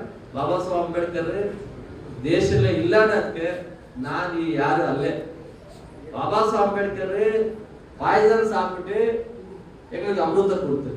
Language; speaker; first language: Tamil; non-native, learner; Kannada